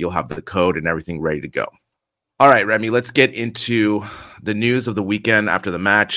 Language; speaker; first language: English; native; English